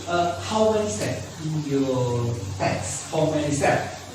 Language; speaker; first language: English; non-native, learner; Indonesian